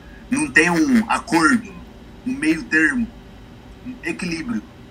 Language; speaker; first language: Portuguese; native; Portuguese